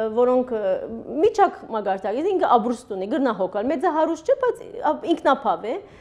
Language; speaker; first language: Armenian; early bilingual, heritage; Armenian